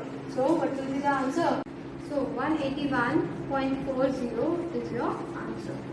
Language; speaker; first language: English; non-native, local second language; Hindi